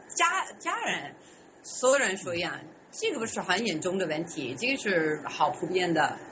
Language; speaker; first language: Chinese; non-native, fluent; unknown